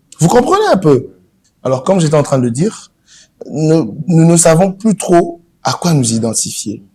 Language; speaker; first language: French; non-native, local second language; Lingala